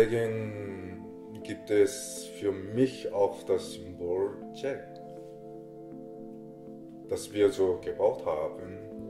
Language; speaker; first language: German; non-native, fluent; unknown